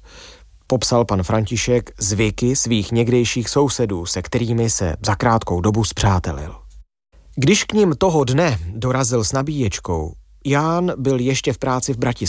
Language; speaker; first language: Czech; native; Czech